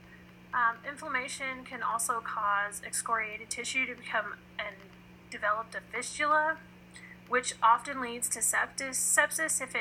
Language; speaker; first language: English; native; English